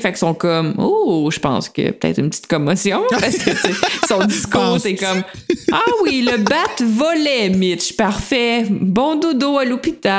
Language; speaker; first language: French; native; French